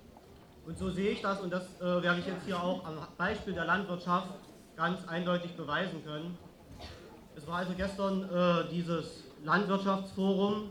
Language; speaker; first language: German; native; German